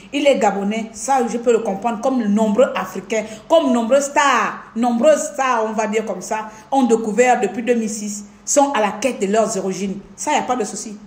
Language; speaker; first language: French; non-native, local second language; Fang